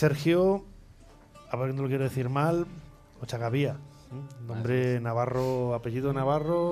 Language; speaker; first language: Spanish; native; Spanish